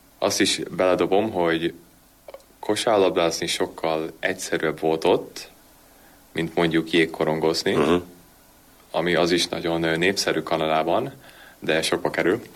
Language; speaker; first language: Hungarian; early bilingual, heritage; Hungarian